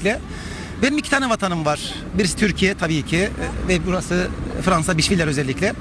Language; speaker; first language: Turkish; native; Turkish